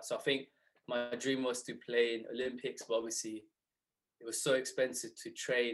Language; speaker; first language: English; native; English